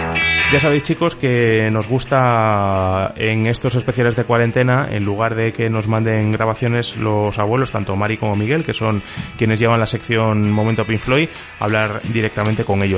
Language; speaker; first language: Spanish; native; Spanish